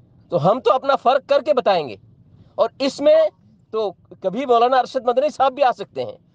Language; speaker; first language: Hindi; non-native, local second language; Bangla